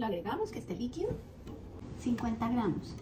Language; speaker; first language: Spanish; native; Spanish